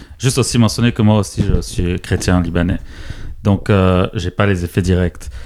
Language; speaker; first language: French; non-native, local second language; Arabic